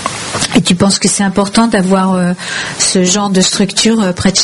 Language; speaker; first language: French; native; French